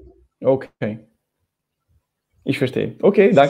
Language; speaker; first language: German; non-native, fluent; Italian